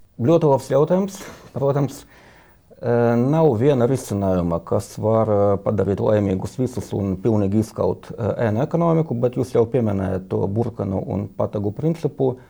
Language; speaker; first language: Latvian; non-native, local second language; Russian